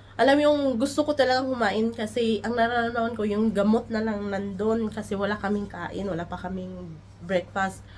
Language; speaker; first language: Filipino; non-native, local second language; Cebuano